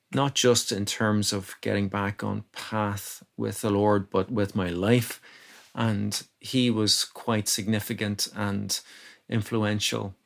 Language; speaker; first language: English; native; English